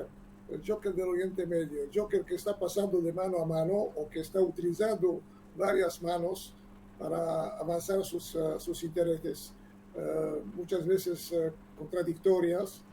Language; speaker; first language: Spanish; non-native, learner; Hebrew